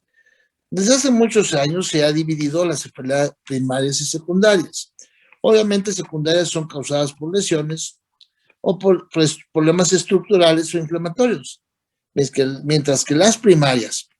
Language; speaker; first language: Spanish; native; Spanish